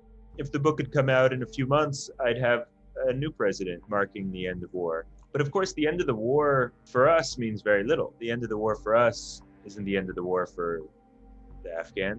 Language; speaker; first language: English; native; English